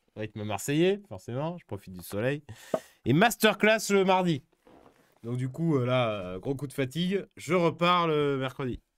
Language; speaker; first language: French; native; French